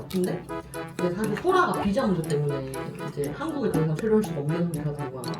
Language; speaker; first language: Korean; native; Korean